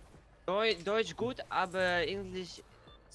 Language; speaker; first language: German; non-native, learner; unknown